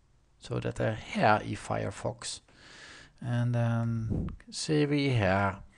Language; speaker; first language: Swedish; non-native, learner; Dutch